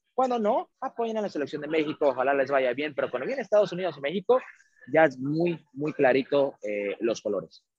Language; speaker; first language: Spanish; early bilingual, heritage; Spanish